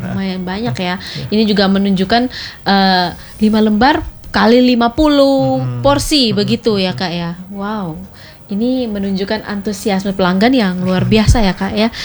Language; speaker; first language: Indonesian; native; Indonesian